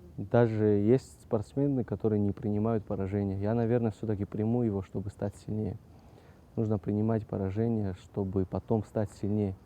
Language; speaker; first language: Russian; non-native, local second language; Abkhazian